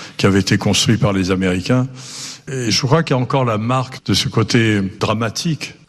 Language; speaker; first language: French; native; French